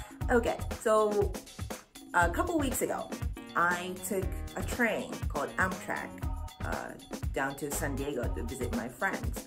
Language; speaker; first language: English; non-native, fluent; Japanese